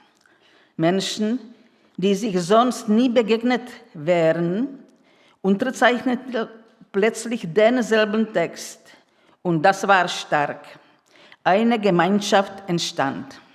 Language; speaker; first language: German; non-native, fluent; Czech